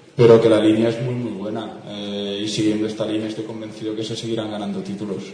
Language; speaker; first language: Spanish; non-native, local second language; Catalan